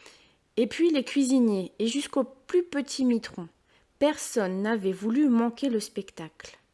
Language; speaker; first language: French; native; French